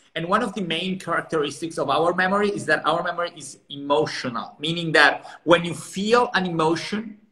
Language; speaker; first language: English; non-native, fluent; Italian